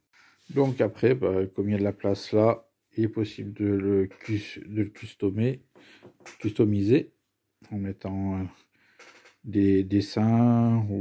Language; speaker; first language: French; native; French